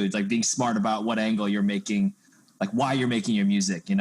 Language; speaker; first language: English; native; English